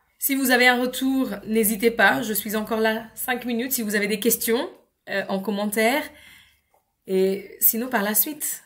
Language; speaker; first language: French; non-native, fluent; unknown